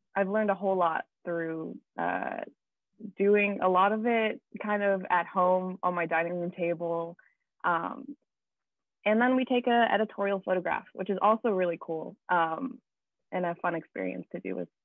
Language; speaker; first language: English; native; English